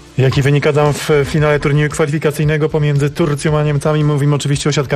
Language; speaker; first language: Polish; native; Polish